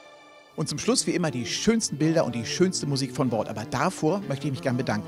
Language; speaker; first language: German; native; German